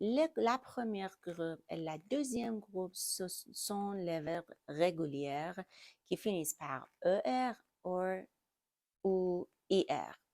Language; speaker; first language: French; non-native, learner; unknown